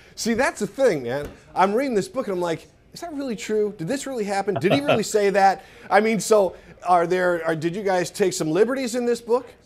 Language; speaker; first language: English; native; English